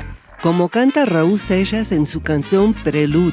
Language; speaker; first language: Spanish; non-native, fluent; English